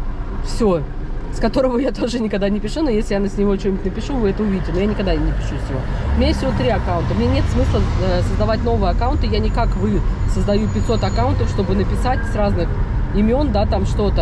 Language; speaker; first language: Russian; native; Russian